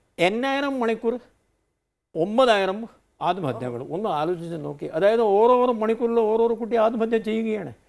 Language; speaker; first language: Malayalam; non-native, fluent; Hindi